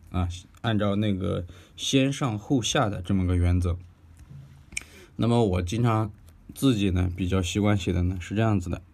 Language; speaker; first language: Chinese; native; Chinese